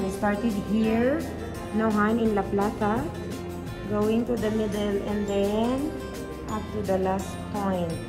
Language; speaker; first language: English; non-native, local second language; Filipino